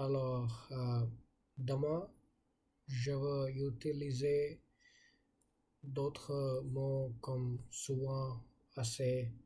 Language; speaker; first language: French; non-native, learner; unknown